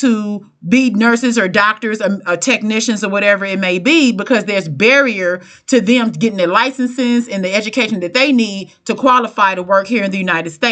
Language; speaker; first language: English; native; English